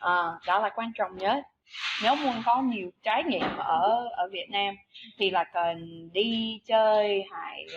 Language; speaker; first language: Vietnamese; non-native, fluent; English